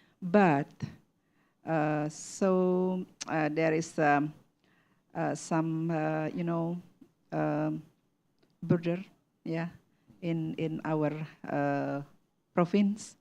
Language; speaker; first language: English; non-native, learner; Indonesian